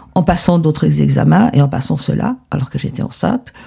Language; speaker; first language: French; non-native, fluent; Spanish